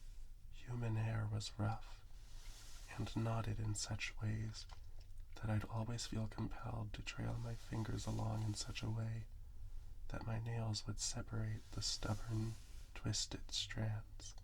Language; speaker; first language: English; native; English